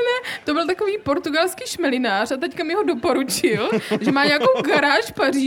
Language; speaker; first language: Czech; native; Czech